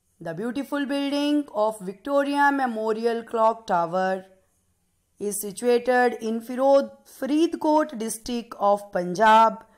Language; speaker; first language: English; non-native, local second language; Punjabi